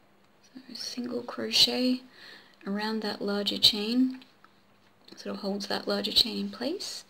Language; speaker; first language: English; native; English